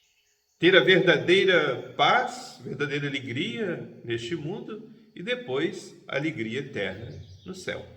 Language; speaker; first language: Portuguese; native; Portuguese